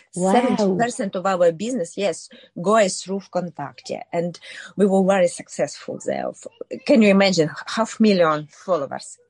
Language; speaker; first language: English; non-native, learner; Ukrainian